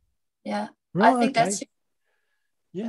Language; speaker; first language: English; non-native, learner; Korean